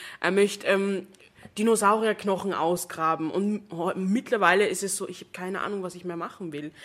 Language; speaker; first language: German; non-native, fluent; English